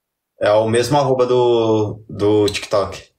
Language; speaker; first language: Portuguese; native; Portuguese